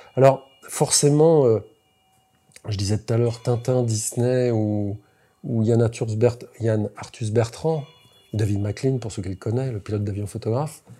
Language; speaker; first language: French; native; French